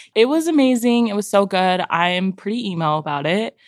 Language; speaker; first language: English; native; English